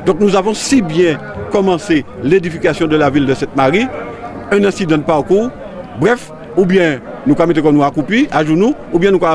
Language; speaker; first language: French; native; French